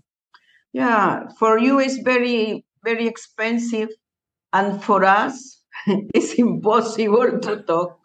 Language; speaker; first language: English; non-native, learner; Spanish